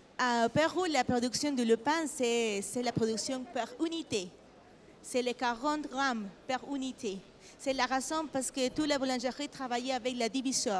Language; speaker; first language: French; non-native, learner; Spanish